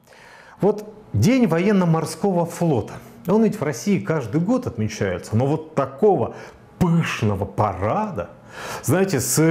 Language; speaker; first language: Russian; native; Russian